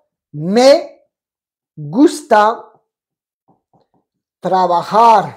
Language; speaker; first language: Spanish; non-native, fluent; French